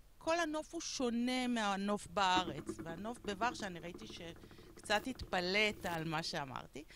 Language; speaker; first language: Hebrew; non-native, fluent; Spanish